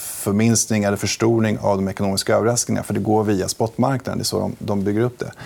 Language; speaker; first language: Swedish; native; Swedish